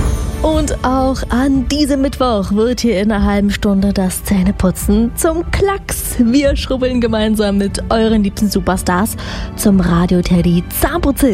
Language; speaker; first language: German; native; German